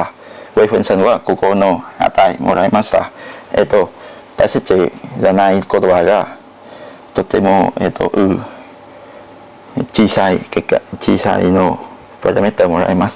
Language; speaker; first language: Japanese; non-native, learner; Thai